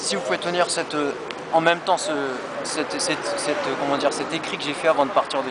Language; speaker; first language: French; native; French